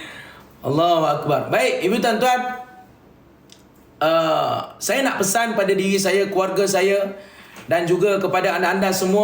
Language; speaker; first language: Malay; native; Malay